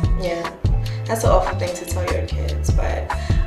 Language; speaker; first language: English; native; English